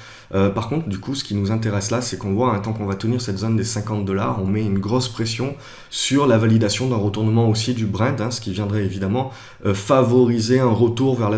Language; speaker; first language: French; native; French